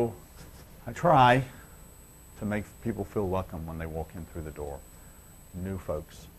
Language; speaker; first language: English; native; English